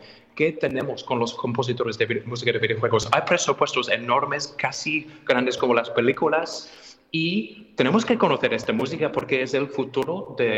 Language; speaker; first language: Spanish; non-native, fluent; English